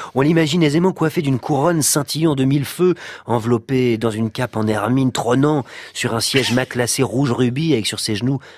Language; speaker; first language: French; native; French